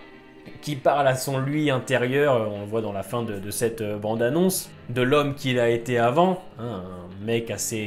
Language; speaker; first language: French; native; French